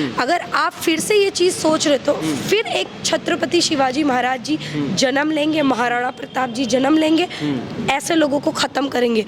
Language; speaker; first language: Hindi; native; Hindi